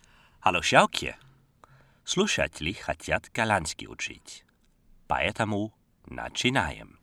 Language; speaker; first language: Russian; non-native, fluent; Dutch